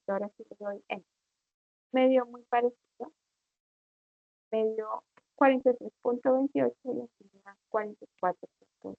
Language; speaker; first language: Spanish; native; Spanish